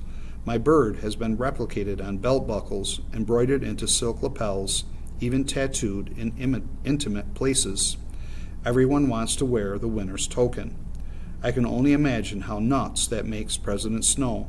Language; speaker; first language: English; native; English